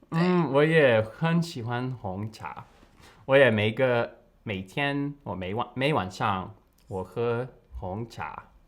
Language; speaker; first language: Chinese; non-native, learner; English